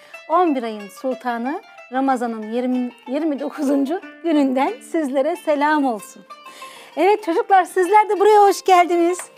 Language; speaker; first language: Turkish; native; Turkish